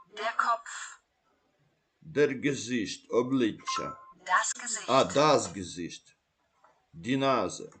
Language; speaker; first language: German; non-native, learner; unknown